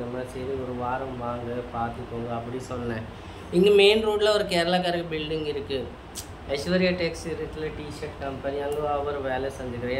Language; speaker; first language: Tamil; non-native, fluent; Hindi